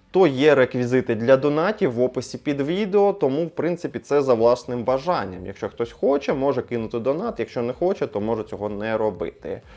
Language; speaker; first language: Ukrainian; non-native, local second language; Russian